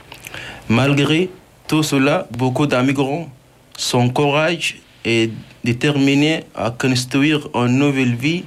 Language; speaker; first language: French; non-native, learner; Arabic